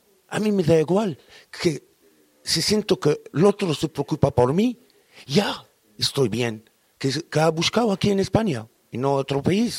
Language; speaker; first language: Spanish; non-native, fluent; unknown